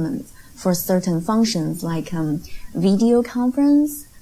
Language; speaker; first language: English; non-native, fluent; Chinese